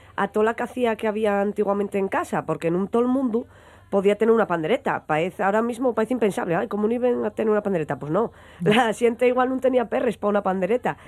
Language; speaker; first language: Spanish; native; Spanish